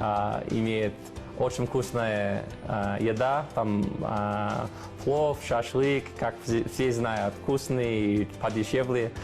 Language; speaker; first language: Russian; non-native, fluent; English